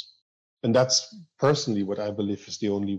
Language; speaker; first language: English; non-native, fluent; German